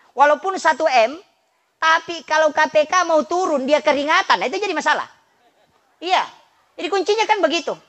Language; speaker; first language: Indonesian; non-native, local second language; Buginese